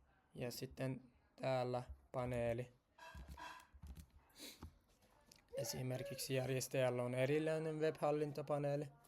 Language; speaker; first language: Finnish; non-native, learner; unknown